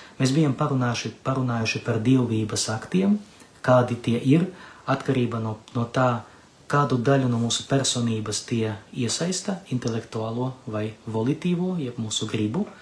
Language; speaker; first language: Latvian; non-native, local second language; Russian